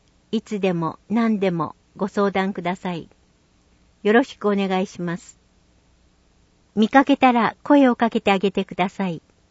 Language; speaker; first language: Japanese; native; Japanese